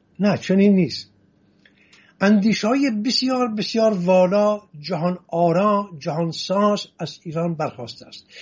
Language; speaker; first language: Persian; non-native, local second language; Assyrian Neo-Aramaic